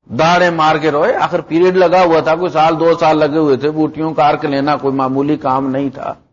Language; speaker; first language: Urdu; non-native, local second language; Punjabi